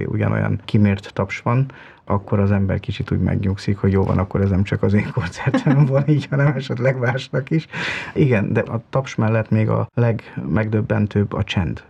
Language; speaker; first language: Hungarian; native; Hungarian